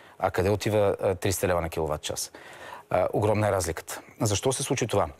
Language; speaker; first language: Bulgarian; native; Bulgarian